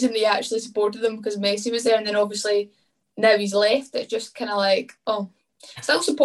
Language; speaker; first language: English; native; English